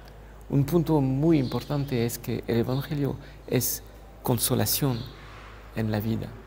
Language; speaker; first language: Spanish; non-native, fluent; French